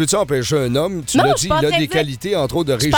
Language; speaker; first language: French; native; French